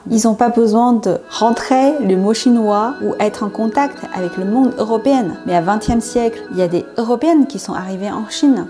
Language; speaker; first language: French; non-native, learner; Chinese